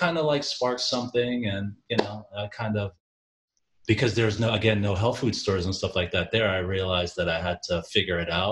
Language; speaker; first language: English; early bilingual, other home language; Jamaican Creole English